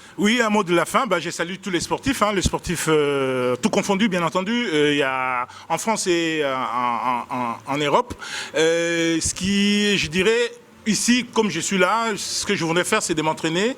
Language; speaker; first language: French; non-native, local second language; Lingala